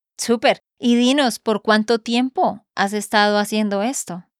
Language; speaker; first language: Spanish; native; Spanish